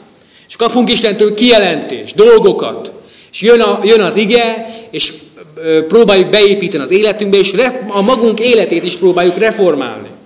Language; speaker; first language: Hungarian; native; Hungarian